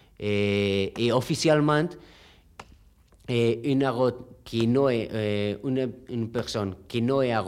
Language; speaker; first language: French; non-native, learner; Spanish